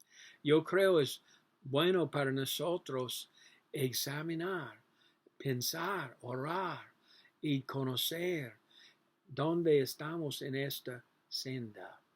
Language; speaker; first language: Spanish; non-native, learner; English